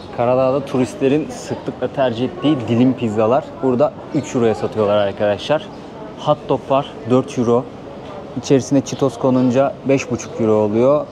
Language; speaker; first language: Turkish; native; Turkish